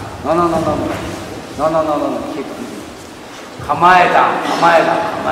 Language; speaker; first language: English; non-native, learner; Japanese